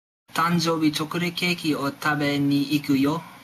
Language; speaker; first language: Japanese; non-native, learner; English